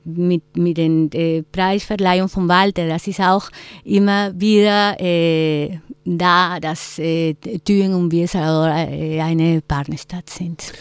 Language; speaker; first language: German; non-native, fluent; Spanish